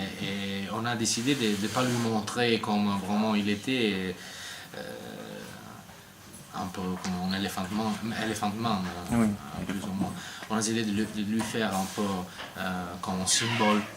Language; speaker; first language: French; non-native, learner; Italian